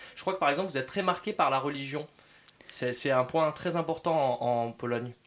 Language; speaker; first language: French; native; French